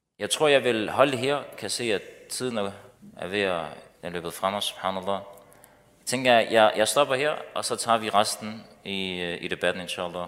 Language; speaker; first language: Danish; early bilingual, other home language; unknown